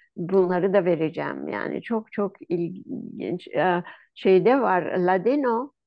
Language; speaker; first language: Turkish; non-native, local second language; Ladino